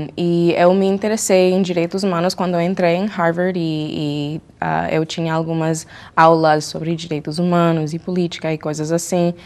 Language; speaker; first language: Portuguese; non-native, fluent; English